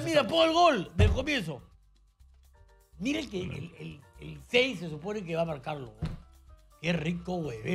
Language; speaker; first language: Spanish; native; Spanish